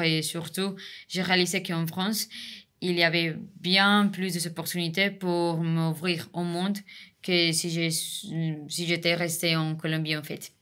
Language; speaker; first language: French; non-native, fluent; Spanish